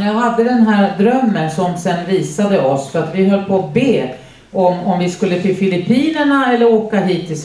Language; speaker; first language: Swedish; native; Swedish